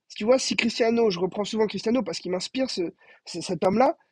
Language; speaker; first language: French; native; French